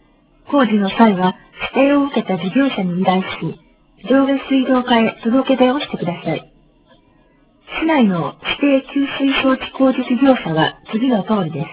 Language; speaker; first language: Japanese; native; Japanese